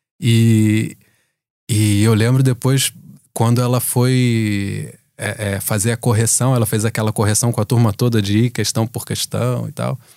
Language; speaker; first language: Portuguese; native; Portuguese